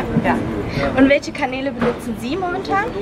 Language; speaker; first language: German; native; German